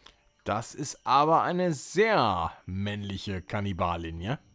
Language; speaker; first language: German; native; German